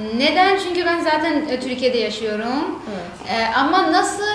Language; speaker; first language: Turkish; non-native, learner; Persian